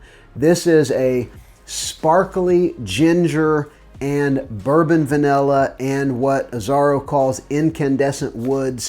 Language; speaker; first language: English; native; English